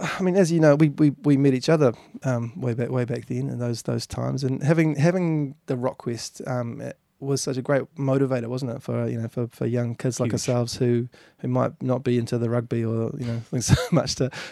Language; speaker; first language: English; native; English